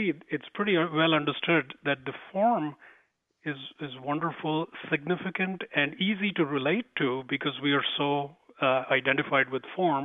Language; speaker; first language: English; non-native, local second language; Tamil